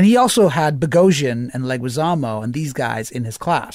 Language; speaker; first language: English; native; English